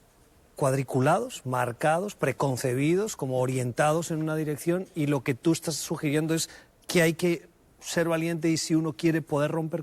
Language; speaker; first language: Spanish; native; Spanish